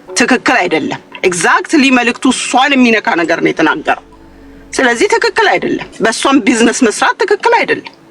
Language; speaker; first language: Amharic; native; Amharic